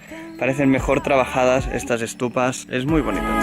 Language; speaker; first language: Spanish; native; Spanish